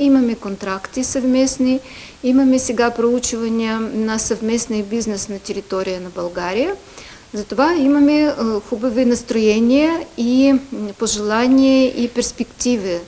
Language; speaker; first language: Bulgarian; non-native, fluent; Russian